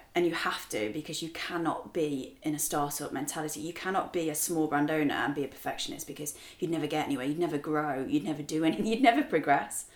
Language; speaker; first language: English; native; English